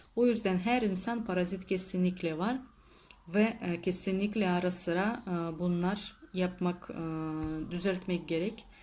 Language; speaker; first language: Turkish; non-native, learner; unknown